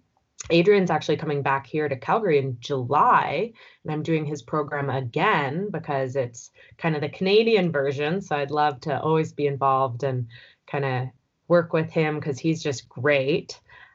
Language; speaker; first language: English; native; English